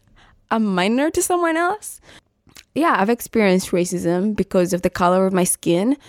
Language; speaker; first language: English; non-native, local second language; Meru